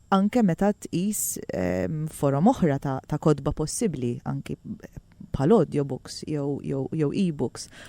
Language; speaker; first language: Maltese; native; Maltese